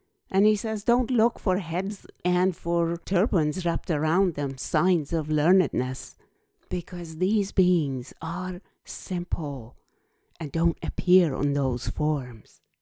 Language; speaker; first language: English; non-native, fluent; Persian